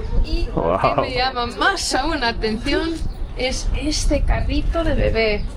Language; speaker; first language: Spanish; non-native, fluent; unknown